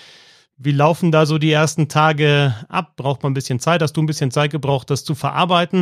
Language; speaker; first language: German; native; German